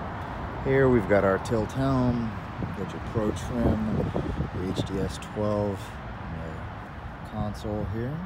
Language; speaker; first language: English; native; English